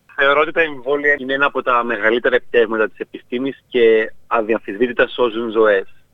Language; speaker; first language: Greek; native; Greek